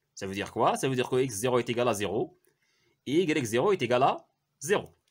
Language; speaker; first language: French; non-native, local second language; Arabic